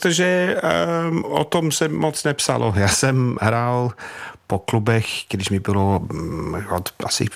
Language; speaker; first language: Czech; non-native, fluent; English